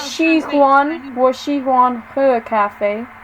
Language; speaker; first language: Chinese; non-native, learner; English